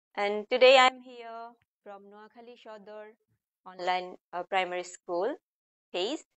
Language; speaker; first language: English; non-native, local second language; Bangla